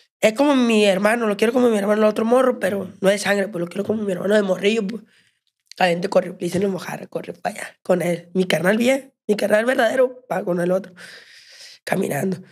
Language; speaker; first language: Spanish; native; Spanish